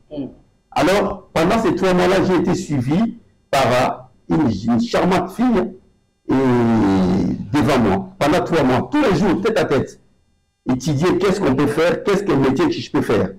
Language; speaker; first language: French; non-native, local second language; Lingala